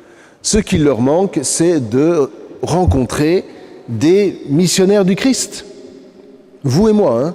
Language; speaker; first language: French; native; French